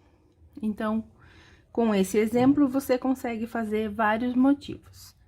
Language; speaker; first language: Portuguese; native; Portuguese